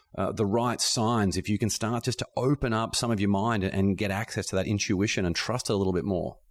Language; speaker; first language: English; native; English